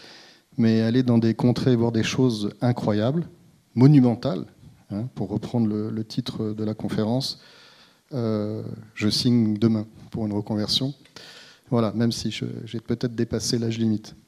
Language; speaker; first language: French; native; French